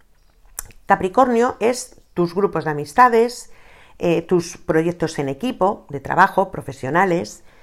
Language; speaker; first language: Spanish; native; Spanish